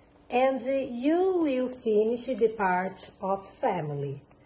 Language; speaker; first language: English; non-native, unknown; Portuguese